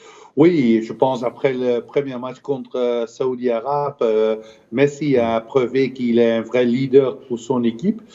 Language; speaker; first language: French; non-native, fluent; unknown